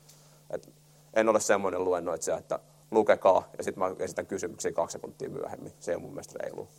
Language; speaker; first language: Finnish; native; Finnish